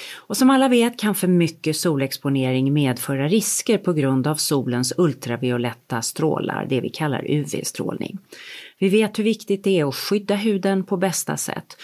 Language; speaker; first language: Swedish; native; Swedish